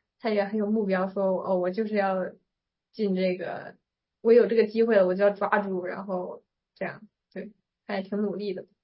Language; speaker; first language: Chinese; native; Chinese